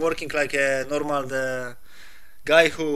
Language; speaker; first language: English; non-native, learner; Polish